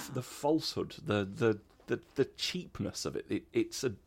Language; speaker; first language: English; native; English